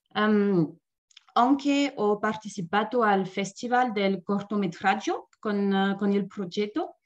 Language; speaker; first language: Italian; non-native, learner; French